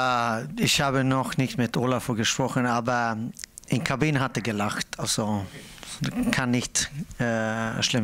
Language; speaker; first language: German; non-native, fluent; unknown